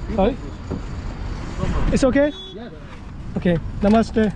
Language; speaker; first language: English; non-native, learner; Burmese